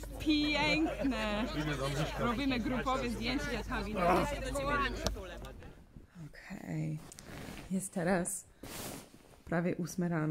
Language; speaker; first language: Polish; non-native, fluent; English